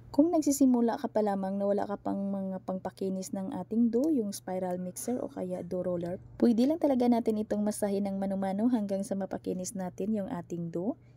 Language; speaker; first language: Filipino; non-native, local second language; Cebuano